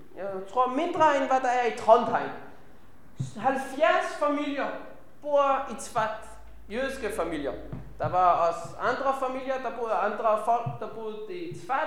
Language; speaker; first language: Danish; non-native, fluent; Hebrew